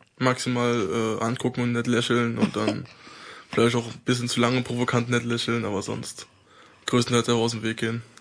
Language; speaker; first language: German; native; German